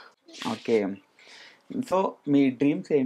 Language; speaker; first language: Telugu; native; Telugu